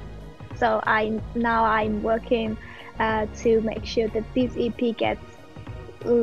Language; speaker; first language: English; non-native, fluent; Italian